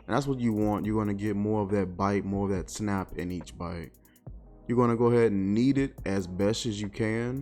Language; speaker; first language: English; native; English